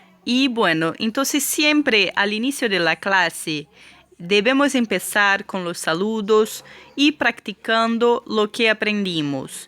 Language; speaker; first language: Spanish; non-native, fluent; Portuguese